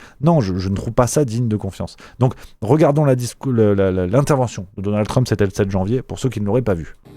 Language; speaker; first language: French; native; French